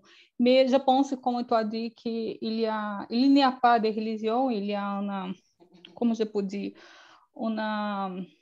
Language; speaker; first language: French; non-native, learner; Portuguese